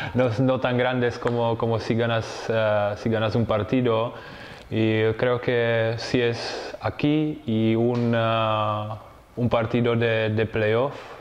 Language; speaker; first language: Spanish; non-native, fluent; Czech